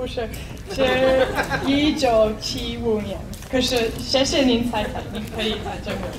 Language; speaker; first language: Chinese; non-native, fluent; English